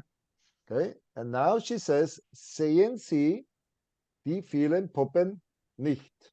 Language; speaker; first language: German; non-native, fluent; English